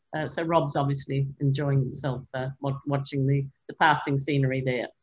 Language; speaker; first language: English; native; English